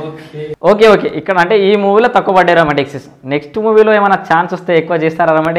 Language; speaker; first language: Telugu; native; Telugu